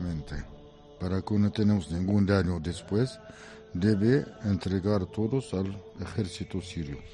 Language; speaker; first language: Spanish; non-native, fluent; Arabic